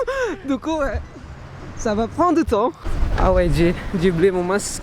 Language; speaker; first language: French; non-native, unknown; Indonesian